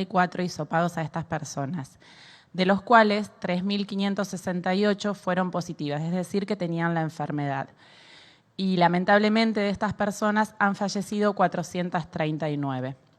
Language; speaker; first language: Spanish; native; Spanish